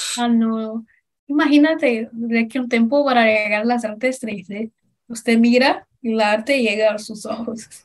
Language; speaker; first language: Spanish; non-native, learner; Portuguese